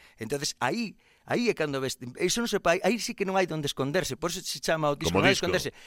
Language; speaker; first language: Galician; native; Galician